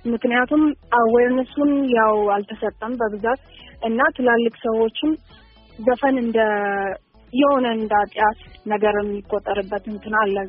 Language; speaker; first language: Amharic; non-native, local second language; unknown